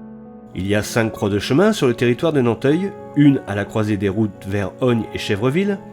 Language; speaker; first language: French; native; French